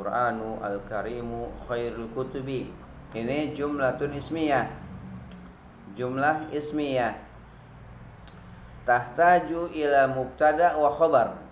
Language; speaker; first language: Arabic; non-native, fluent; Indonesian